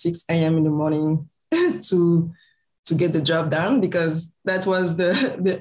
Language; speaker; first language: English; non-native, fluent; French